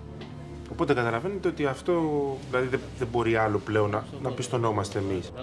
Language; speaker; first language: Greek; native; Greek